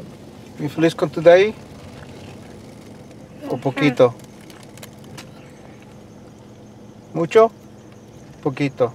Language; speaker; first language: Spanish; non-native, learner; English